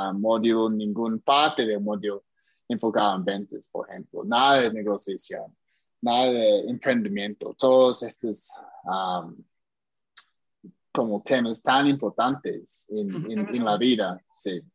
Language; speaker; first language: Spanish; non-native, fluent; English